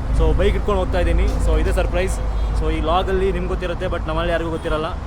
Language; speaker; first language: Kannada; native; Kannada